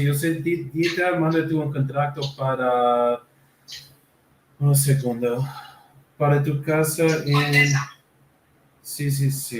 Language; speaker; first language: Spanish; non-native, learner; English